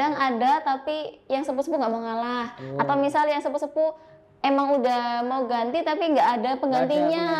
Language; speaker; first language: Indonesian; native; Indonesian